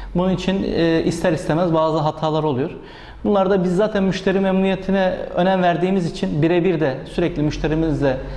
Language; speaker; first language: Turkish; native; Turkish